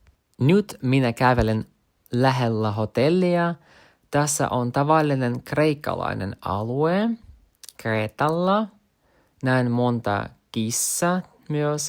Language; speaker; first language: Finnish; non-native, learner; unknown